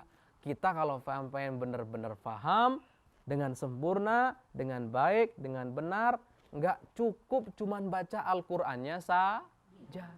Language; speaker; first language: Indonesian; native; Indonesian